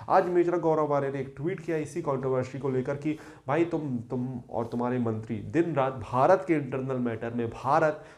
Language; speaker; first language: Hindi; native; Hindi